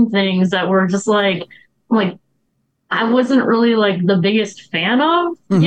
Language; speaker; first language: English; native; English